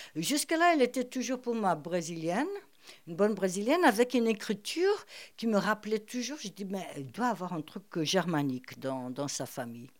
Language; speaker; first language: French; non-native, fluent; Portuguese